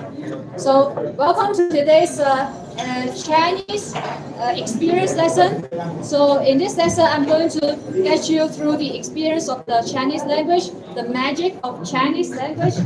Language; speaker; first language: English; non-native, fluent; Chinese